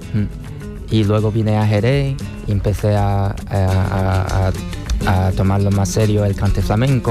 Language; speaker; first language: Spanish; non-native, fluent; Chinese